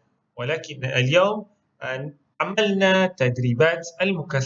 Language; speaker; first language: Arabic; non-native, local second language; Malay